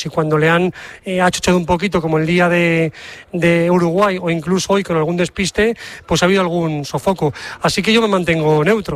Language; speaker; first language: Spanish; native; Spanish